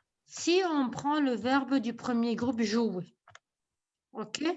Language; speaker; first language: French; non-native, local second language; Arabic